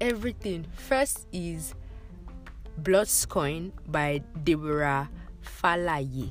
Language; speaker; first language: English; non-native, local second language; Yoruba